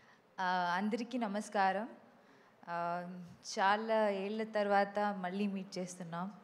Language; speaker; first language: Telugu; non-native, local second language; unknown